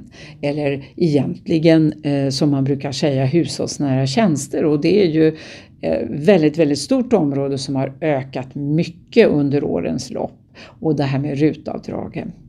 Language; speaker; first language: Swedish; native; Swedish